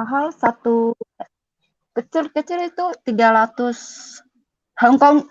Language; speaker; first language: Indonesian; non-native, learner; Cantonese